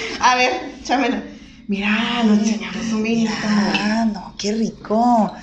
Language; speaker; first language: Spanish; native; Spanish